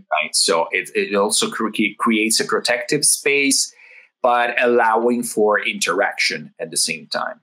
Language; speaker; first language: English; non-native, fluent; Italian